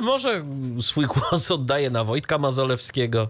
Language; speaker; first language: Polish; native; Polish